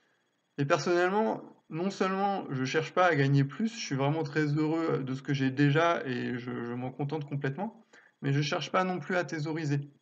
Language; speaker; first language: French; native; French